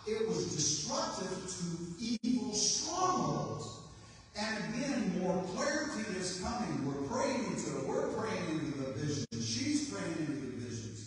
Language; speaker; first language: English; native; English